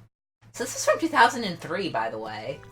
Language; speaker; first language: English; native; English